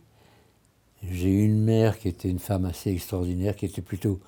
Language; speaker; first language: French; early bilingual, other home language; Russian